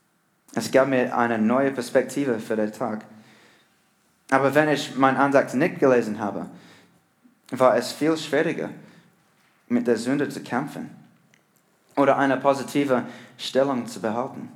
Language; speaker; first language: German; non-native, learner; English